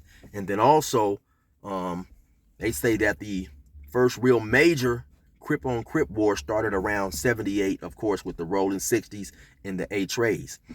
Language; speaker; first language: English; native; English